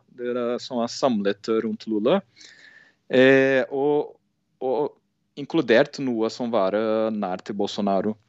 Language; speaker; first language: Norwegian; non-native, fluent; Portuguese